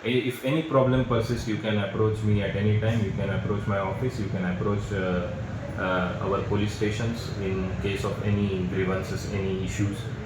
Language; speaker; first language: English; non-native, local second language; Marathi